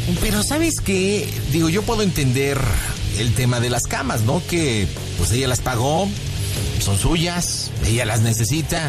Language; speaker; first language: Spanish; native; Spanish